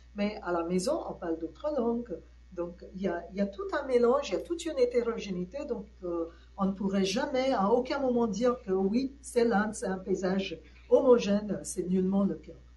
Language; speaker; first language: French; non-native, fluent; Tamil